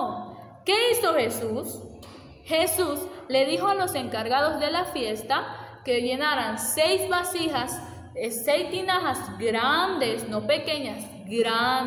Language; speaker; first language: Spanish; native; Spanish